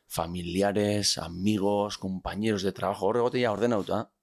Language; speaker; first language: Spanish; non-native, local second language; Basque